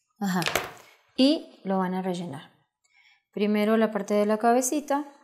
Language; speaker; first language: Spanish; native; Spanish